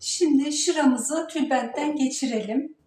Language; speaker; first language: Turkish; native; Turkish